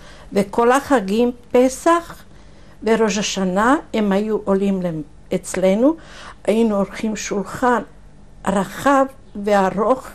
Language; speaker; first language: Hebrew; non-native, fluent; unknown